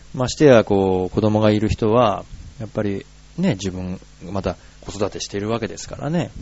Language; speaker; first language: Japanese; native; Japanese